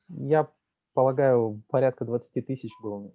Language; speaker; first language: Russian; native; Russian